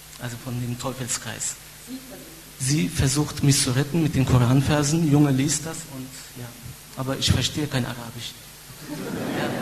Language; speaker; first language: German; non-native, fluent; Turkish